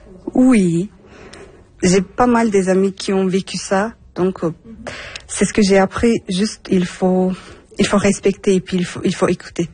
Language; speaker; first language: French; non-native, fluent; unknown